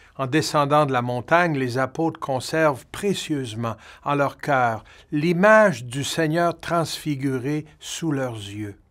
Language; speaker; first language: French; native; French